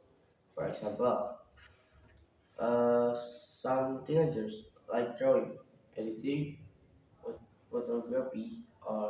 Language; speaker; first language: English; non-native, learner; Indonesian